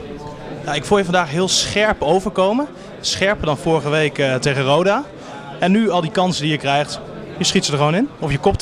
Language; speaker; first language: Dutch; native; Dutch